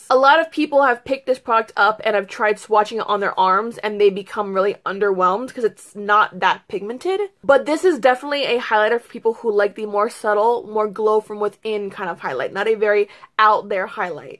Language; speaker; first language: English; native; English